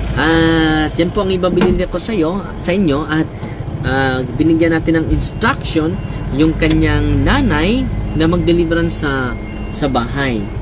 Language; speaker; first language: Filipino; non-native, local second language; Cebuano